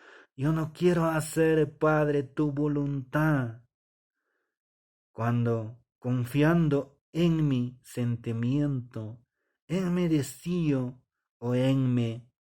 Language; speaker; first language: Spanish; non-native, local second language; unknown